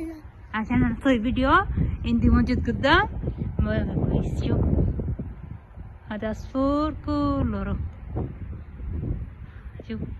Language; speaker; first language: Arabic; non-native, learner; Bangla